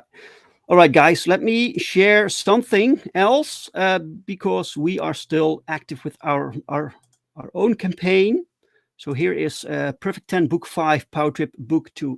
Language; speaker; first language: English; non-native, fluent; Dutch